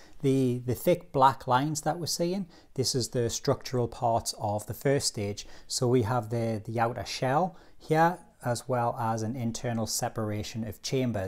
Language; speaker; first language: English; native; English